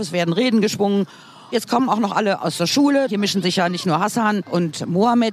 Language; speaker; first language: German; native; German